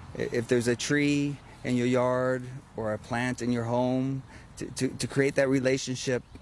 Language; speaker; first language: English; native; English